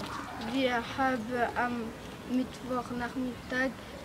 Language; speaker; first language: German; non-native, learner; French